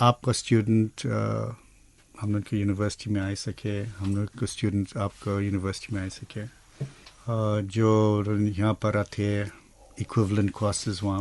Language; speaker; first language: Hindi; early bilingual, heritage; Hindi